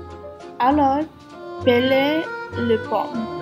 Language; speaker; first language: French; non-native, learner; English